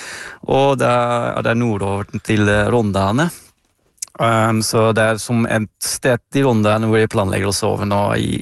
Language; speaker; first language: Norwegian; non-native, fluent; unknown